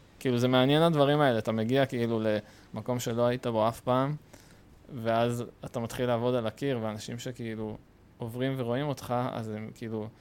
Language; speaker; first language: Hebrew; native; Hebrew